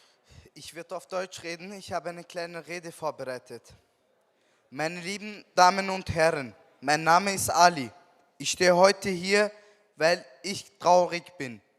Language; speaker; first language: German; non-native, learner; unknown